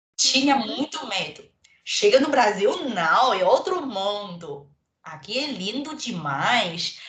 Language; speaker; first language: Portuguese; non-native, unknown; Chinese